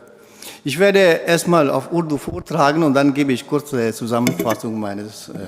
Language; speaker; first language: German; non-native, fluent; Urdu